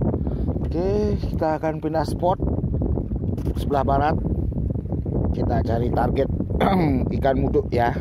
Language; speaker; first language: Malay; non-native, local second language; Balinese